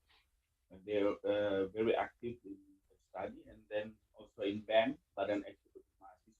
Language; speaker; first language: English; non-native, learner; Indonesian